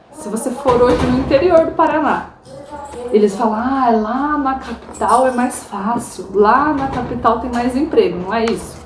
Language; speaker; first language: Portuguese; native; Portuguese